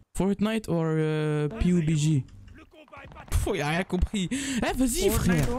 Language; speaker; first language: French; native; French